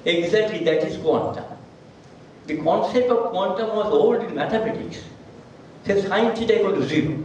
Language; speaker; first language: English; non-native, local second language; Bangla